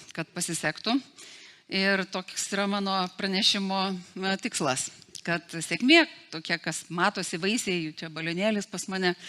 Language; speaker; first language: Lithuanian; native; Lithuanian